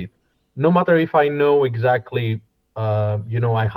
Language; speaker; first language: English; non-native, fluent; Greek